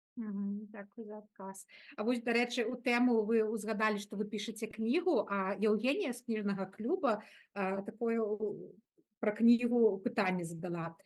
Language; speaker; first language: Belarusian; non-native, local second language; Russian